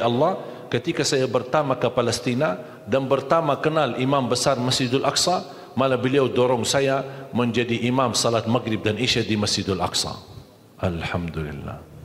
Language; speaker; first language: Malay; non-native, fluent; Arabic